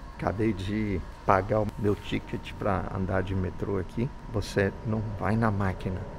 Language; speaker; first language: Portuguese; early bilingual, other home language; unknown